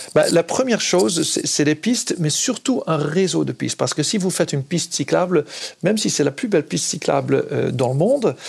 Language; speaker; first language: French; non-native, fluent; Dutch